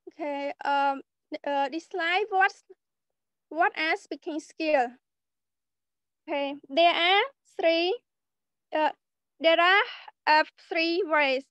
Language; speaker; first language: English; non-native, learner; Khmer